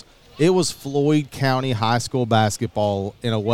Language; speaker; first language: English; native; English